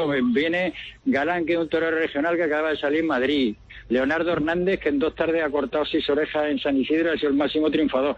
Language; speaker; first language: Spanish; native; Spanish